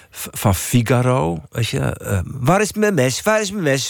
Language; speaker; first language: Dutch; native; Dutch